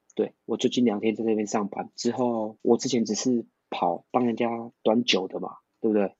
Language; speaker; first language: Chinese; non-native, local second language; Min Nan Chinese